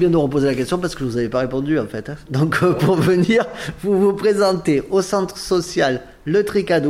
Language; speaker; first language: French; native; French